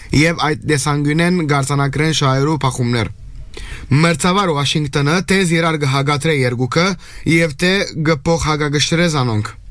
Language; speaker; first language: Armenian; native; Armenian